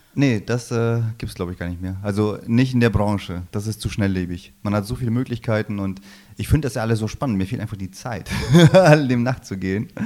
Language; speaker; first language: German; early bilingual, other home language; Low German